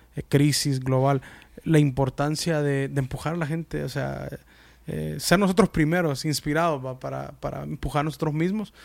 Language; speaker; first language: Spanish; early bilingual, heritage; Spanish